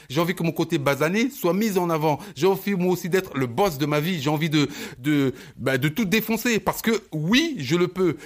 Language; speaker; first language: French; early bilingual, other home language; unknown